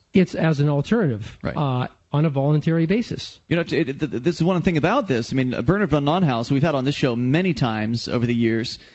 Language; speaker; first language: English; native; English